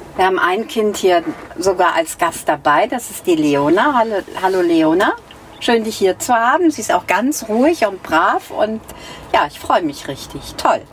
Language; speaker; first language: German; native; German